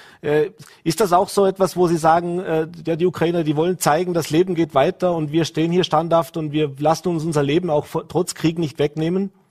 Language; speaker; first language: German; native; German